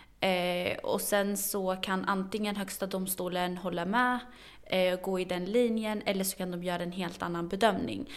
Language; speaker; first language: Swedish; early bilingual, other home language; Arabic